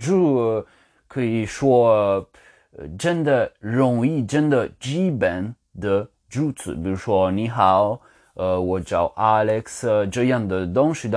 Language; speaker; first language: Chinese; non-native, learner; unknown